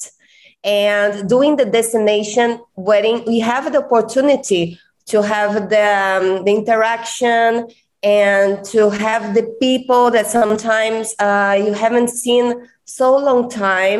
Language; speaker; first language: English; non-native, fluent; Portuguese